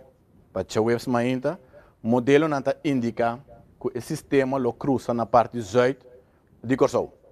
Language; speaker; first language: Portuguese; non-native, local second language; Papiamento